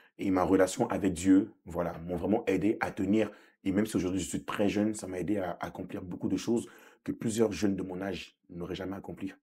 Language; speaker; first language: French; early bilingual, other home language; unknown